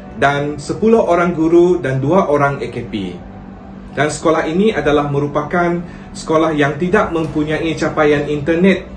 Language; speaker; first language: Malay; non-native, local second language; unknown